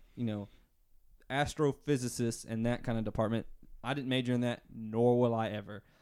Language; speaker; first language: English; native; English